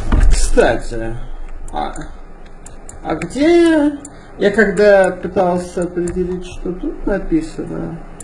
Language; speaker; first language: Russian; native; Russian